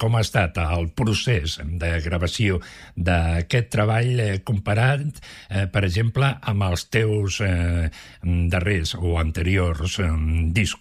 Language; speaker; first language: Catalan; native; Catalan